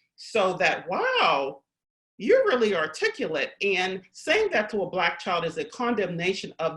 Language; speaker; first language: English; native; English